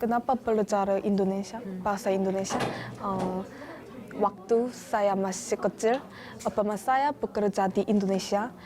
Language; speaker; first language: Indonesian; non-native, learner; Korean